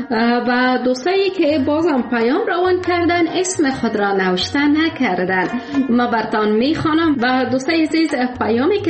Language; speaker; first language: Persian; native; Persian